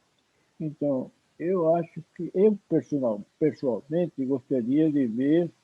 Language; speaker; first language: Portuguese; non-native, fluent; Spanish